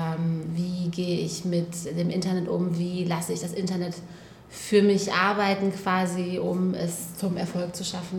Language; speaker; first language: German; native; German